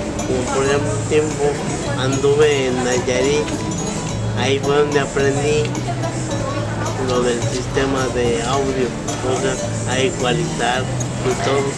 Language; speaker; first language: Spanish; native; Spanish